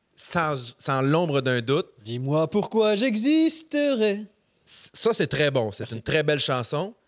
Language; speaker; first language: French; native; French